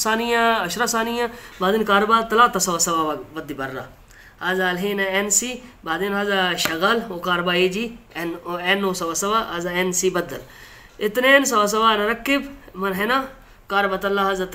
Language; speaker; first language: Arabic; non-native, learner; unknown